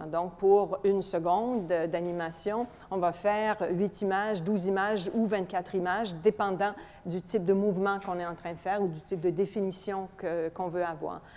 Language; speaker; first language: French; native; French